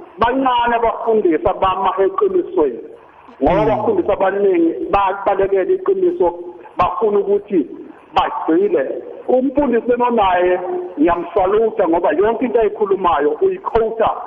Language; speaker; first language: Zulu; native; Zulu